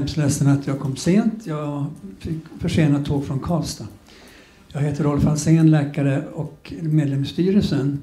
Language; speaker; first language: Swedish; native; Swedish